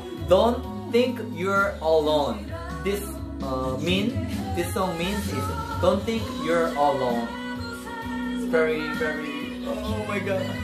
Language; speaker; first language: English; non-native, learner; Korean